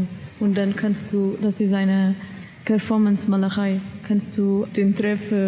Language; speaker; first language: German; non-native, learner; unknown